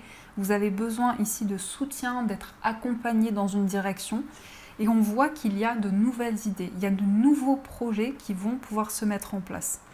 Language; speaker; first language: French; native; French